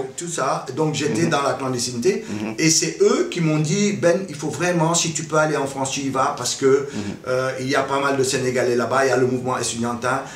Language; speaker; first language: French; non-native, local second language; Wolof